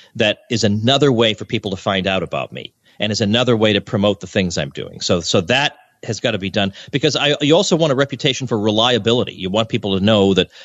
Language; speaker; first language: English; native; English